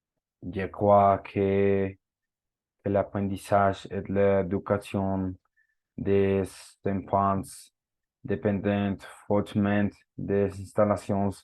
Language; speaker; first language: French; non-native, learner; Spanish